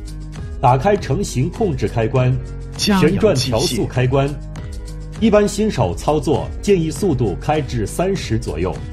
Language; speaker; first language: Chinese; native; Chinese